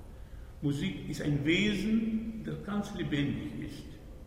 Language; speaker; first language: German; non-native, fluent; Spanish